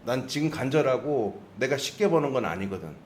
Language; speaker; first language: Korean; native; Korean